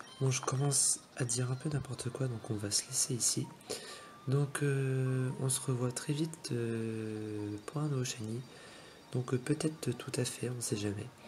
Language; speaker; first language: French; native; French